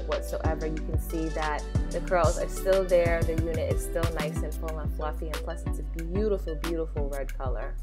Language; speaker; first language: English; native; English